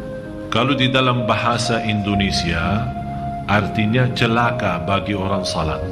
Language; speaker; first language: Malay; non-native, fluent; Arabic